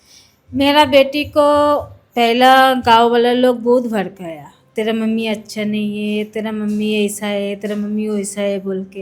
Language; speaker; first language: Hindi; non-native, local second language; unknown